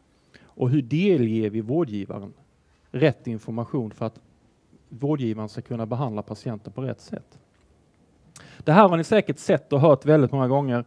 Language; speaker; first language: Swedish; native; Swedish